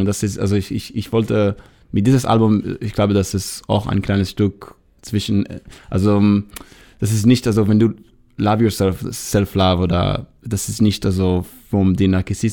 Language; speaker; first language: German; non-native, learner; Hebrew